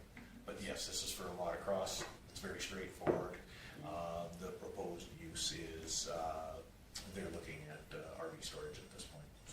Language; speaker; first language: English; native; English